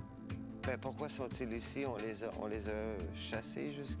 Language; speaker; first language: French; native; French